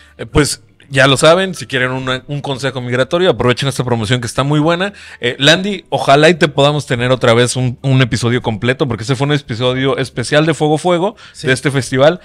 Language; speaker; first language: Spanish; native; Spanish